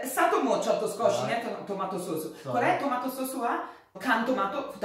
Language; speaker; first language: Japanese; non-native, learner; Italian